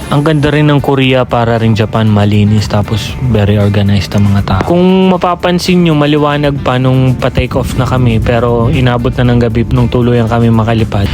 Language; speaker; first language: Filipino; native; Filipino